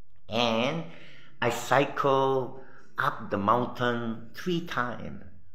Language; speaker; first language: English; non-native, local second language; Min Nan Chinese